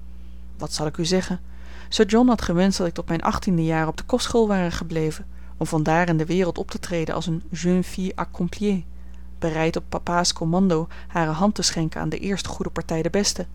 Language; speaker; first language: Dutch; native; Dutch